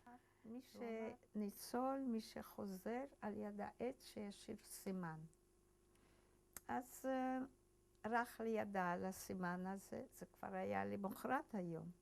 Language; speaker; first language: Hebrew; early bilingual, other home language; Polish